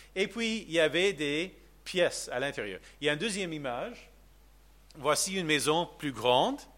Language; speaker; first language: French; non-native, fluent; English